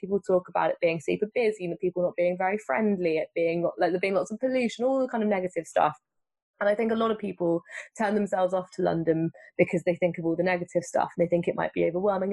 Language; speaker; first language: English; native; English